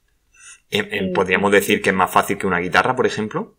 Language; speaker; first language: Spanish; native; Spanish